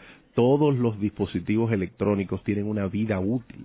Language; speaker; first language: Spanish; native; Spanish